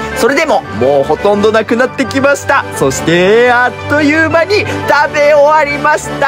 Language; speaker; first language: Japanese; native; Japanese